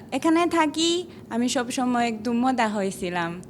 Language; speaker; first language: Bangla; non-native, learner; Chinese